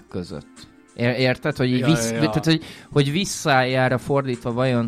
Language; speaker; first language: Hungarian; native; Hungarian